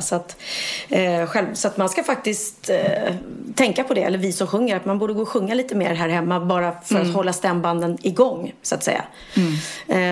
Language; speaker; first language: Swedish; native; Swedish